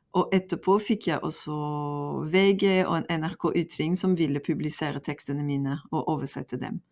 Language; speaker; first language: Norwegian; non-native, fluent; French